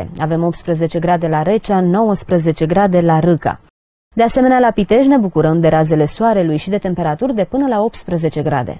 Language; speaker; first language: Romanian; native; Romanian